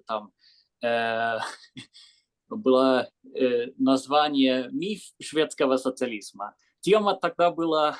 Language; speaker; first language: Russian; non-native, fluent; Swedish